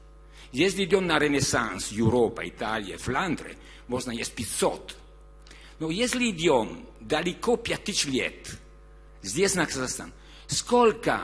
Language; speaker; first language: Russian; non-native, learner; Italian